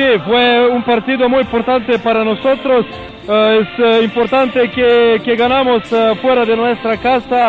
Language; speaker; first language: Spanish; non-native, learner; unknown